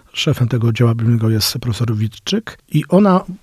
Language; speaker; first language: Polish; native; Polish